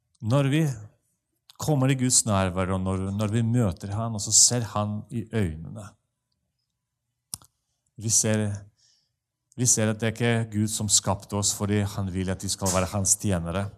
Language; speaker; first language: Norwegian; non-native, fluent; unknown